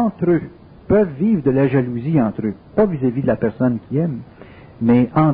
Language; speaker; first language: French; native; French